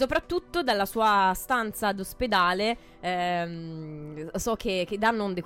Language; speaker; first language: Italian; native; Italian